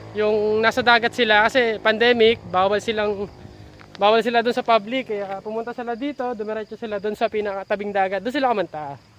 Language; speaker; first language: Filipino; native; Filipino